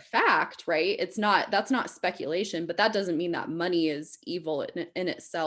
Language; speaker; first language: English; native; English